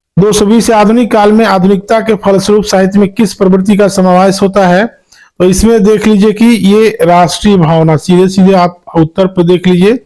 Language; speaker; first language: Hindi; native; Hindi